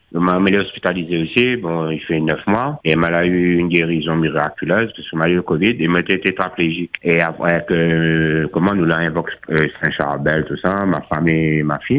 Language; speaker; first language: French; non-native, local second language; Réunion Creole French